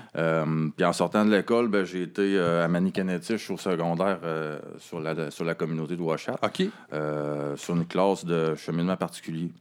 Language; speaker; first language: French; native; French